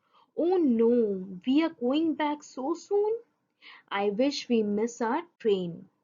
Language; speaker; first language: English; non-native, local second language; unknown